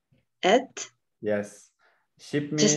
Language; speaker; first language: English; non-native, learner; Turkish